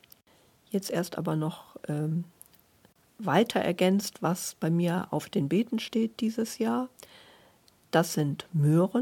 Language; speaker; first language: German; native; German